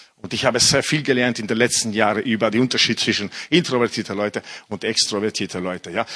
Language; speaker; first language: German; non-native, fluent; Italian